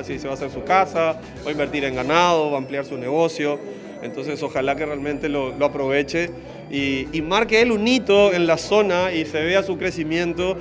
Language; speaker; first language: Spanish; native; Spanish